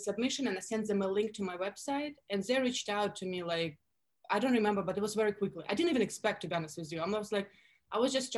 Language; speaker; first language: English; non-native, fluent; Russian